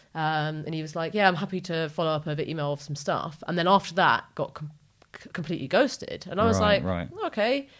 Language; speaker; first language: English; native; English